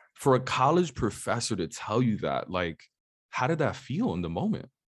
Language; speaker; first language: English; early bilingual, other home language; Spanish